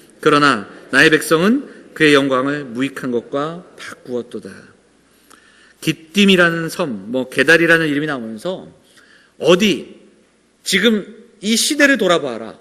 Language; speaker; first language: Korean; native; Korean